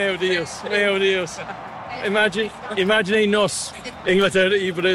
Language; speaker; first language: Portuguese; non-native, learner; English